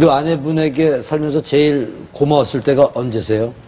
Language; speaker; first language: Korean; native; Korean